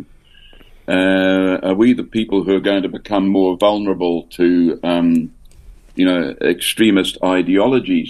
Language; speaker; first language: English; native; English